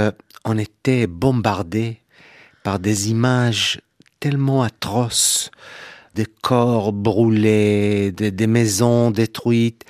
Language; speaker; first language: French; non-native, fluent; Hebrew